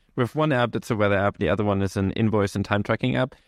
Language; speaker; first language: English; non-native, fluent; German